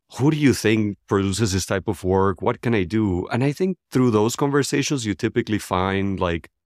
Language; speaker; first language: English; non-native, fluent; Spanish